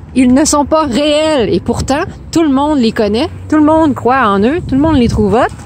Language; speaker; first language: French; native; French